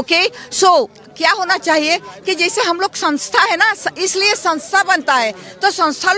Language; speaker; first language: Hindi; early bilingual, heritage; Caribbean Hindustani